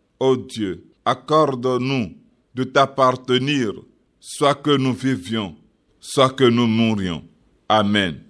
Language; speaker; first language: French; non-native, local second language; Yoruba